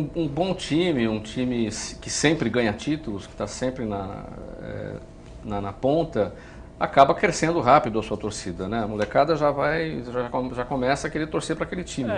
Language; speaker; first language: Portuguese; native; Portuguese